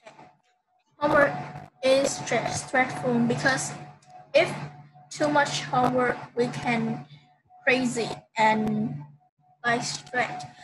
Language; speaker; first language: English; non-native, learner; Vietnamese